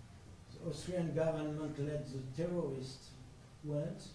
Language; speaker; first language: English; non-native, learner; French